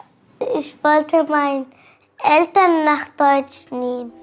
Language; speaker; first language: German; early bilingual, other home language; Arabic